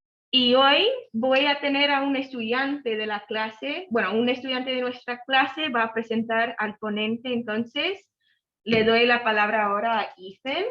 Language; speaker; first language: Spanish; non-native, fluent; English